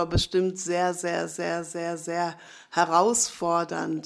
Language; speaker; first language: German; native; German